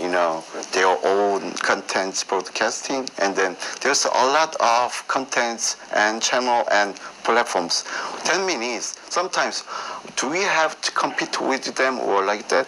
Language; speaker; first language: English; non-native, learner; Korean